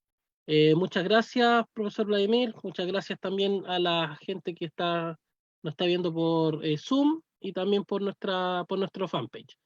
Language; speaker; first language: Spanish; native; Spanish